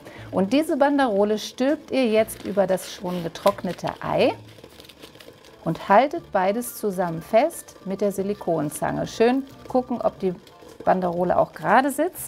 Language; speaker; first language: German; native; German